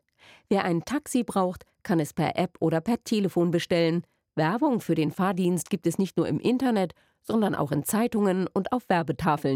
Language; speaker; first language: German; native; German